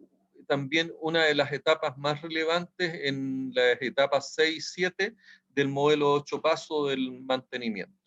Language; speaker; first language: Spanish; native; Spanish